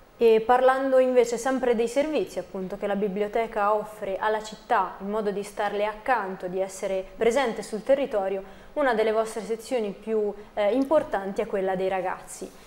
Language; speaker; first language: Italian; native; Italian